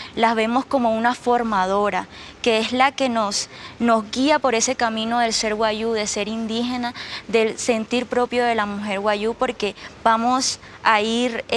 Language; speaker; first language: Spanish; native; Spanish